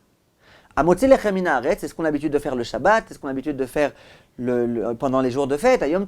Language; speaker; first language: French; native; French